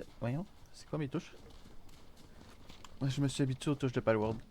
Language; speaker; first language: French; native; French